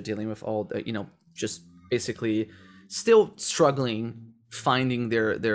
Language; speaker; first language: English; non-native, fluent; Portuguese